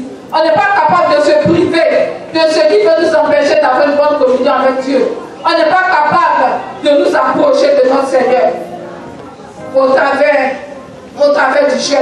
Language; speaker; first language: French; non-native, local second language; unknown